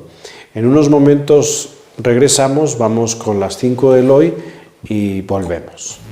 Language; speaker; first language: Spanish; native; Spanish